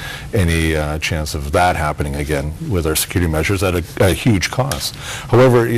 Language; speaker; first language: English; native; English